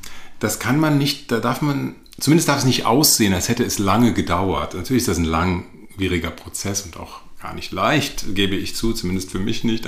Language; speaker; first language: German; native; German